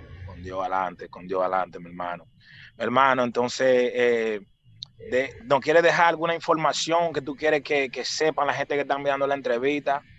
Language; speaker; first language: Spanish; early bilingual, heritage; Spanish